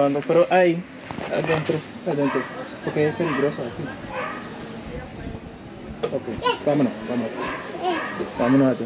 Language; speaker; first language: Spanish; non-native, learner; English